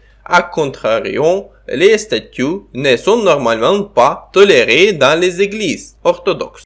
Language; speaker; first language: French; non-native, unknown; Ukrainian